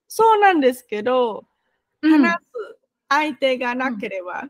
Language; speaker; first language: Japanese; non-native, fluent; Vietnamese